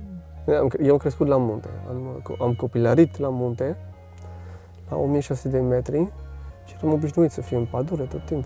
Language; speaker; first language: Romanian; non-native, fluent; French